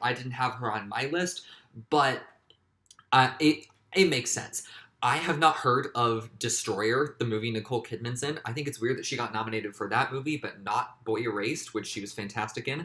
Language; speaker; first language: English; native; English